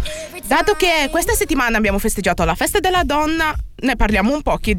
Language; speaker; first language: Italian; native; Italian